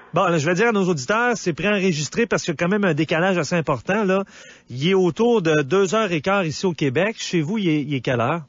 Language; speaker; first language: French; native; French